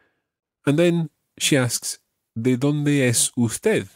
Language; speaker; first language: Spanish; non-native, fluent; English